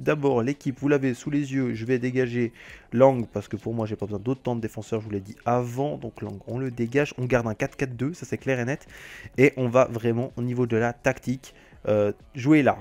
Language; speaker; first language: French; native; French